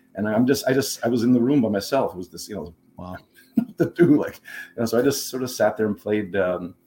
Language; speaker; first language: English; non-native, fluent; German